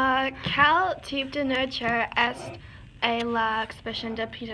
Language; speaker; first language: French; non-native, learner; English